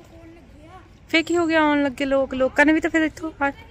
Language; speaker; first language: Hindi; non-native, local second language; Punjabi